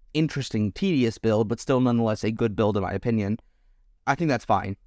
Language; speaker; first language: English; native; English